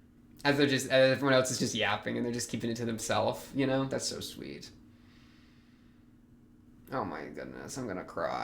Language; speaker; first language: English; native; English